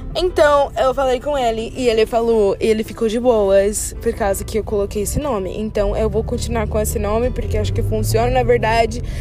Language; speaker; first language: Portuguese; non-native, fluent; English